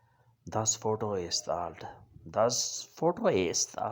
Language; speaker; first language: German; non-native, learner; Urdu